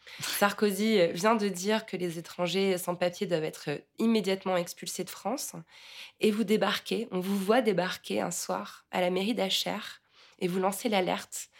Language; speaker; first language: French; native; French